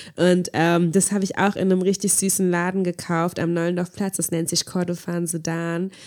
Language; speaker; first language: German; early bilingual, heritage; German